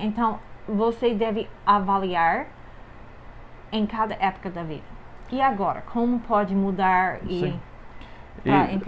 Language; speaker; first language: Portuguese; non-native, fluent; English